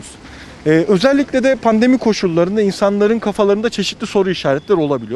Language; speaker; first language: Turkish; native; Turkish